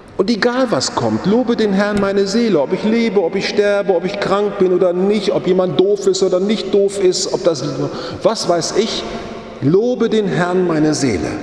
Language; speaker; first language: German; native; German